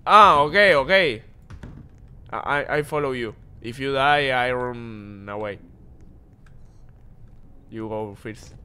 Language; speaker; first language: English; non-native, learner; Spanish